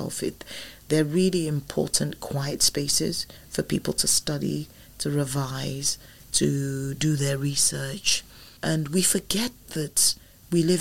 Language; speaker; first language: English; non-native, local second language; Yoruba